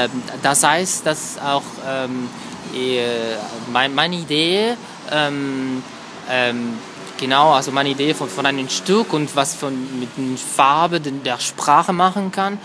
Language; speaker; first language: German; non-native, fluent; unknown